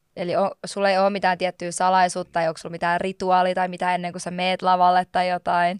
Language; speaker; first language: Finnish; native; Finnish